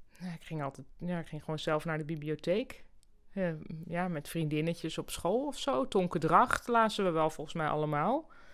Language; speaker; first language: Dutch; native; Dutch